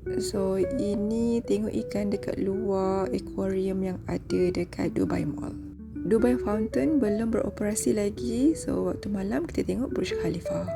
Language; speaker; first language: Malay; native; Malay